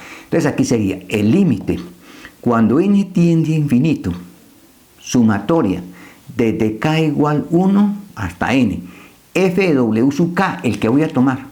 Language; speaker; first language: Spanish; native; Spanish